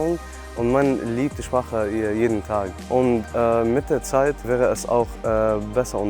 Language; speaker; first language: German; non-native, learner; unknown